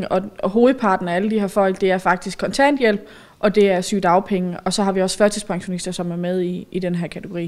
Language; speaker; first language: Danish; native; Danish